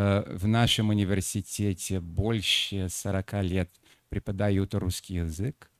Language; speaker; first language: Russian; non-native, fluent; Portuguese